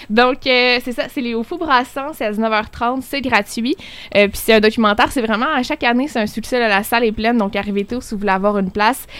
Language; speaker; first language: French; native; French